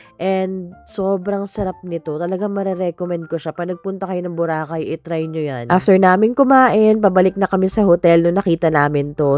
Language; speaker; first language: Filipino; native; Filipino